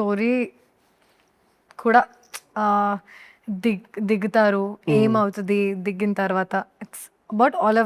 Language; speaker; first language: Telugu; non-native, learner; Hindi